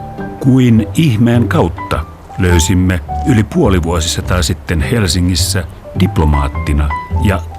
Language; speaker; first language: Finnish; native; Finnish